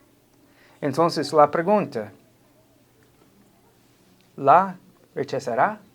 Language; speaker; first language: Spanish; non-native, fluent; English